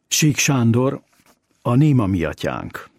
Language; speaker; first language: Hungarian; native; Hungarian